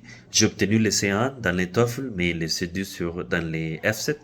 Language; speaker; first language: French; non-native, fluent; Spanish